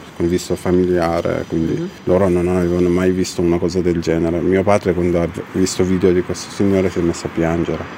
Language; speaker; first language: Italian; non-native, fluent; Persian